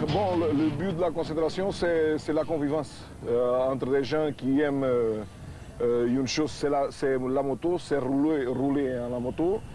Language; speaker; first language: French; non-native, fluent; Portuguese